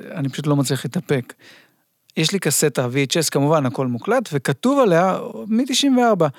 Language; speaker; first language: Hebrew; native; Hebrew